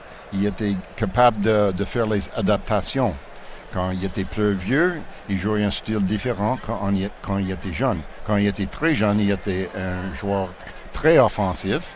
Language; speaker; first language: French; non-native, local second language; English